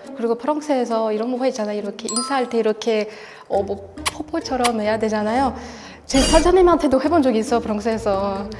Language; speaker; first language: Korean; non-native, learner; French